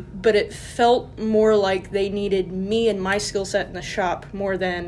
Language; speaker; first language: English; native; English